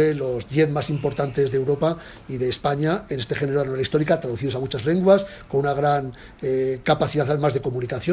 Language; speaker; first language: Spanish; native; Spanish